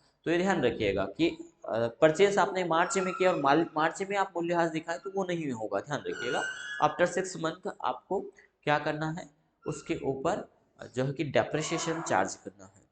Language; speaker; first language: Hindi; native; Hindi